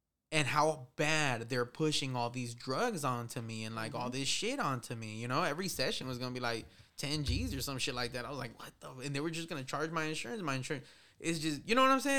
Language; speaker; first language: English; early bilingual, other home language; Spanish